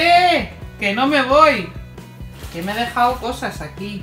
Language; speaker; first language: Spanish; native; Spanish